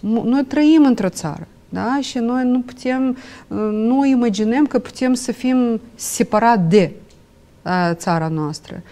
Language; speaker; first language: Romanian; non-native, local second language; Russian